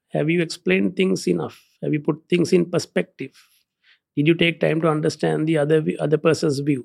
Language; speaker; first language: English; non-native, local second language; Sinhala